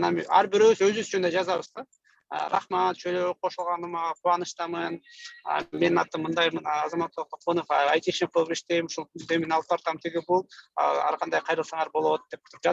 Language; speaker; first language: Kyrgyz; native; Kyrgyz